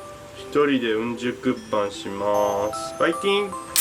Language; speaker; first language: Japanese; native; Japanese